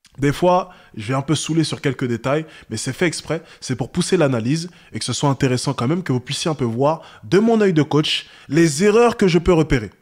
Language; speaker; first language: French; native; French